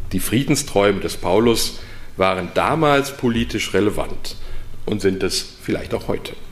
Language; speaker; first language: German; native; German